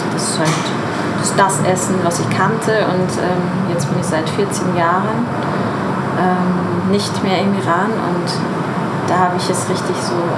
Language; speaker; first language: German; non-native, fluent; Persian